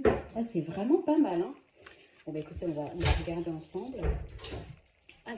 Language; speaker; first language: French; native; French